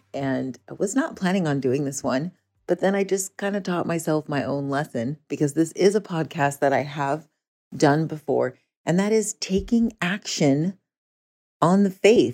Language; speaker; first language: English; native; English